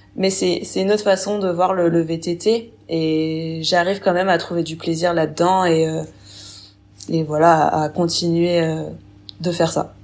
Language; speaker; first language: French; native; French